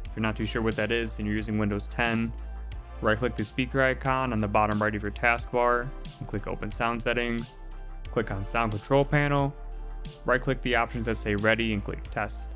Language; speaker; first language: English; native; English